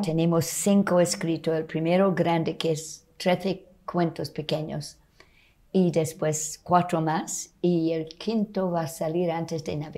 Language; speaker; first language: Spanish; non-native, fluent; English